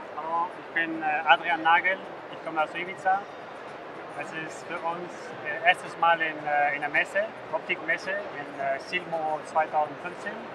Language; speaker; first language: German; non-native, learner; Spanish